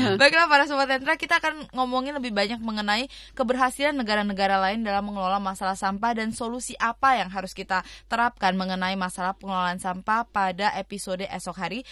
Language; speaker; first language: Indonesian; native; Indonesian